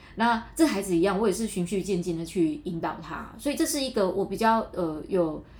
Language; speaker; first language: Chinese; non-native, local second language; Min Nan Chinese